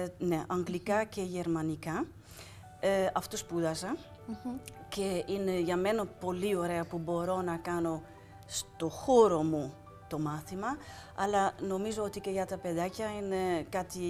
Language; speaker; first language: Greek; non-native, fluent; Dutch